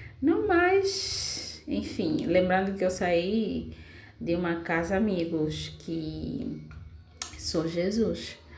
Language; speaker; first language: Portuguese; native; Portuguese